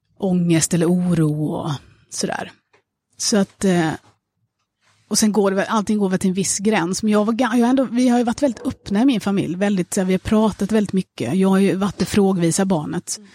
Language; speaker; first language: Swedish; early bilingual, other home language; Amharic